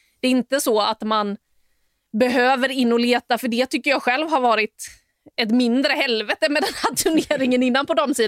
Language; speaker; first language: Swedish; native; Swedish